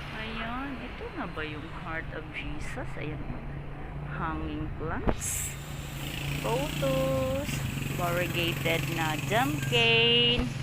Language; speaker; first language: Filipino; non-native, local second language; Waray